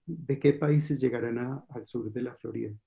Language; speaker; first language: Spanish; native; Spanish